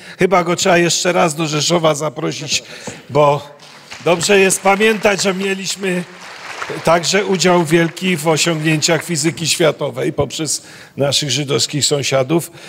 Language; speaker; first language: Polish; native; Polish